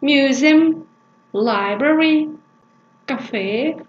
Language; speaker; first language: English; non-native, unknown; Kazakh